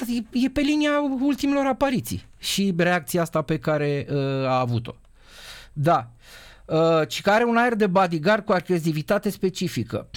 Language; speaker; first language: Romanian; native; Romanian